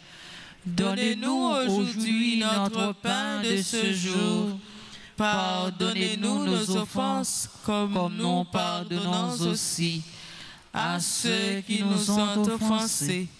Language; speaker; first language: French; non-native, local second language; Haitian Creole